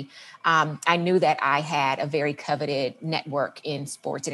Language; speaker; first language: English; native; English